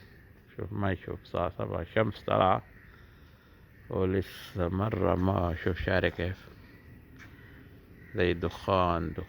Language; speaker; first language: Arabic; non-native, learner; Urdu